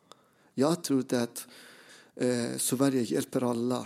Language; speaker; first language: Swedish; non-native, fluent; Persian